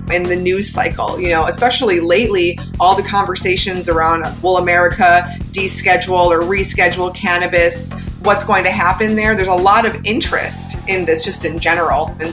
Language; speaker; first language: English; native; English